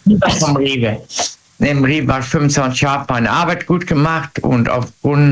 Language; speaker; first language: German; native; German